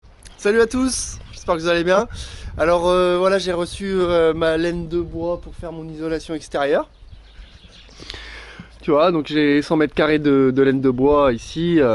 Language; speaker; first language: French; native; French